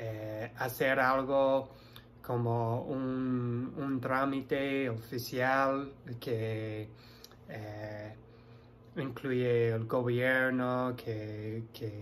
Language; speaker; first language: Spanish; non-native, fluent; English